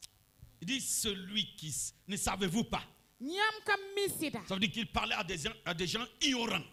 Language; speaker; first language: French; non-native, local second language; Mossi